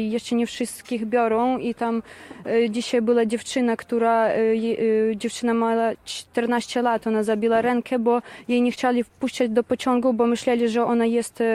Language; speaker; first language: Polish; non-native, fluent; Ukrainian